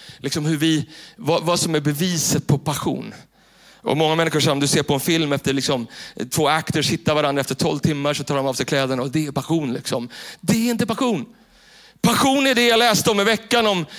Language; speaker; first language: Swedish; native; Swedish